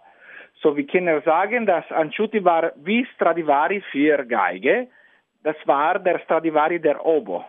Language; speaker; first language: German; non-native, fluent; Italian